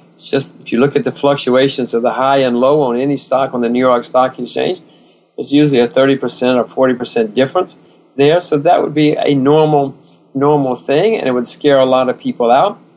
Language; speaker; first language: English; native; English